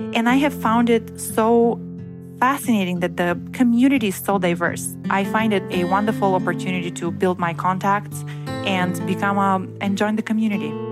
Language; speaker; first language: English; non-native, fluent; Bulgarian